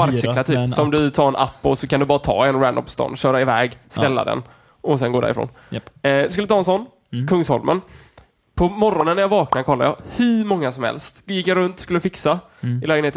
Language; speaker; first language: Swedish; native; Swedish